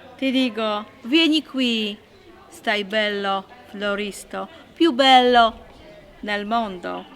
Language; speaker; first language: Italian; non-native, learner; Polish